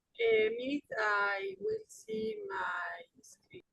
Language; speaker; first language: English; non-native, learner; Spanish